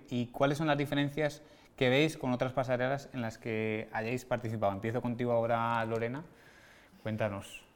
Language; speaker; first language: Spanish; native; Spanish